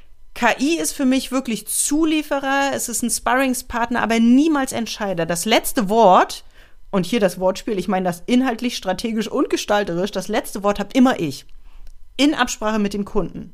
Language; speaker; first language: German; native; German